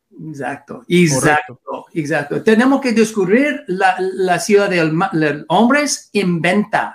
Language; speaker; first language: Spanish; non-native, learner; English